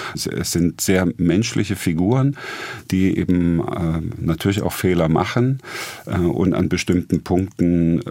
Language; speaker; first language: German; native; German